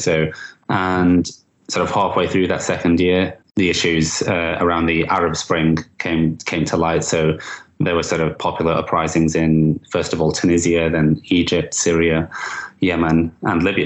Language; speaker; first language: English; native; English